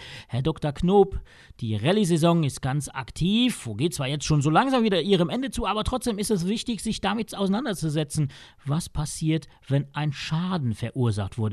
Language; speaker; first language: German; native; German